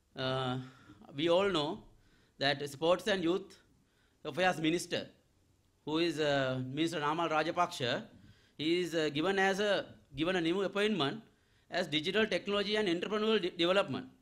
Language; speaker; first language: English; non-native, local second language; Sinhala